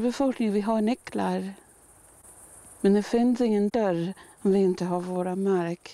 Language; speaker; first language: Swedish; non-native, fluent; Māori